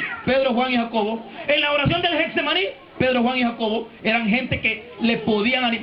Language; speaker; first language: Spanish; native; Spanish